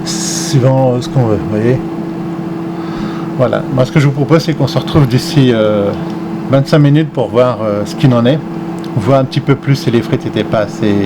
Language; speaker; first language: French; native; French